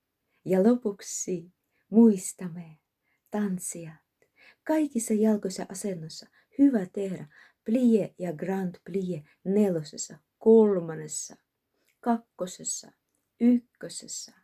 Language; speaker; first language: Finnish; non-native, learner; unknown